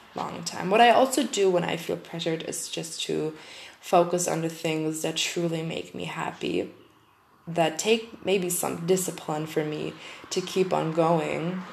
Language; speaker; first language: English; non-native, fluent; German